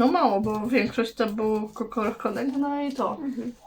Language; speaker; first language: Polish; native; Polish